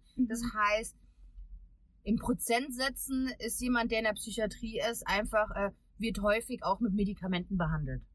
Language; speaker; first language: German; early bilingual, other home language; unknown